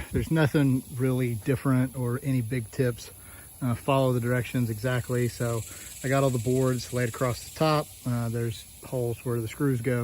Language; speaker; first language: English; native; English